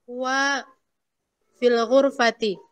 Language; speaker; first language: Arabic; non-native, learner; Indonesian